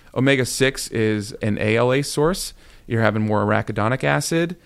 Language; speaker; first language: English; native; English